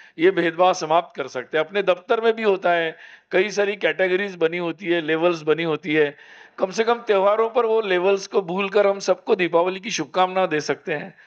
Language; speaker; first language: Hindi; non-native, local second language; Marathi